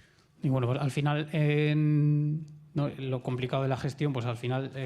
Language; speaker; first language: Spanish; native; Spanish